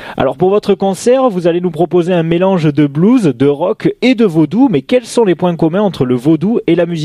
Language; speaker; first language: French; native; French